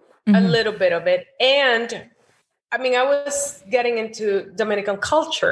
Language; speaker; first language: English; non-native, fluent; Spanish